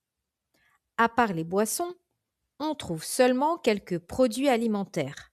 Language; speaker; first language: French; native; French